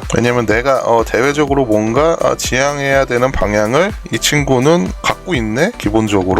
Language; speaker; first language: Korean; native; Korean